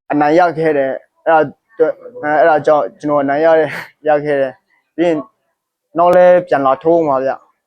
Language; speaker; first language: Burmese; non-native, local second language; Hakha Chin